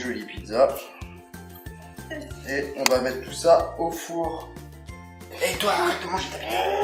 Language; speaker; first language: French; native; French